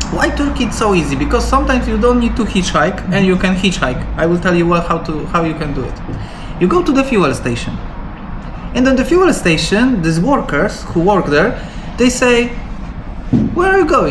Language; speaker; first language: English; non-native, learner; Polish